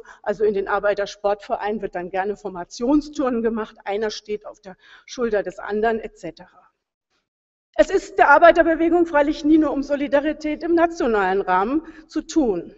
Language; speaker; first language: German; native; German